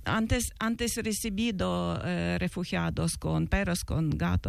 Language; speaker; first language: Spanish; non-native, learner; Ukrainian